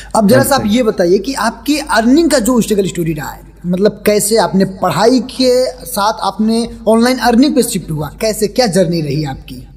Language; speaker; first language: Hindi; native; Hindi